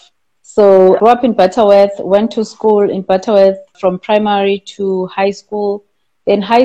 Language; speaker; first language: English; non-native, local second language; Xhosa